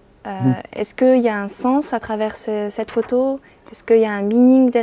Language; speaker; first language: French; native; French